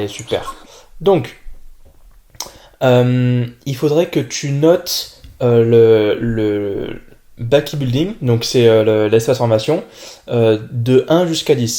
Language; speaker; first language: French; native; French